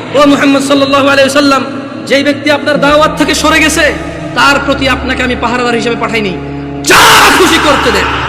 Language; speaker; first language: Bangla; early bilingual, heritage; Bangla